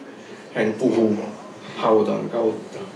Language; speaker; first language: Finnish; non-native, fluent; French